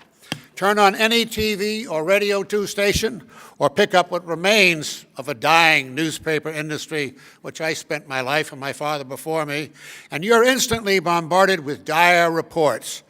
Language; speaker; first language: English; native; English